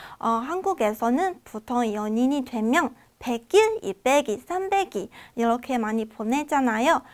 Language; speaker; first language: Korean; non-native, fluent; Chinese